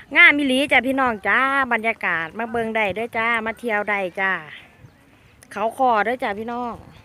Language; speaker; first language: Thai; native; Thai